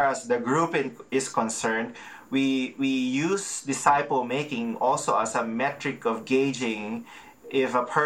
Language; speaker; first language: English; non-native, local second language; Filipino